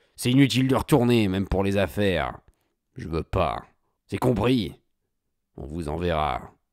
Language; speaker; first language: French; native; French